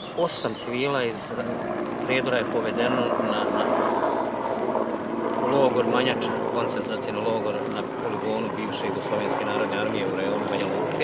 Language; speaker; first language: Bosnian; native; Bosnian